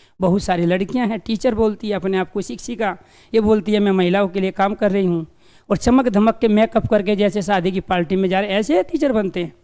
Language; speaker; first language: Hindi; native; Hindi